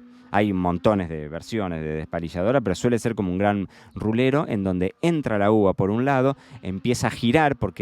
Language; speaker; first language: Spanish; native; Spanish